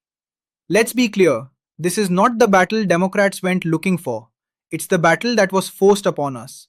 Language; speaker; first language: English; native; English